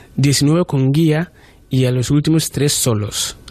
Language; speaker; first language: Spanish; non-native, fluent; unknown